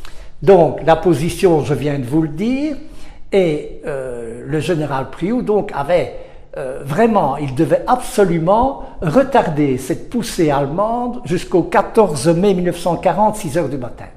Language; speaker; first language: French; native; French